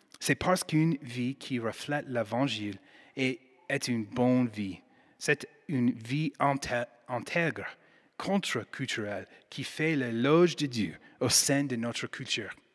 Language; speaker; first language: French; non-native, fluent; English